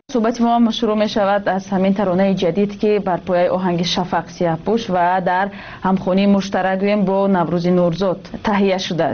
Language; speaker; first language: Tajik; native; Tajik